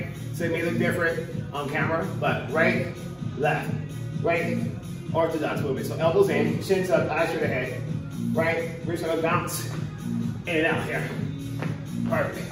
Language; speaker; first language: English; native; English